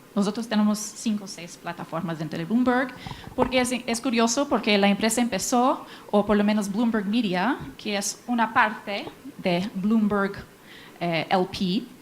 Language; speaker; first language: Spanish; non-native, fluent; English